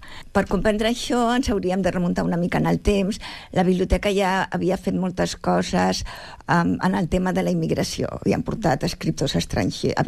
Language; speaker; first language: Catalan; native; Catalan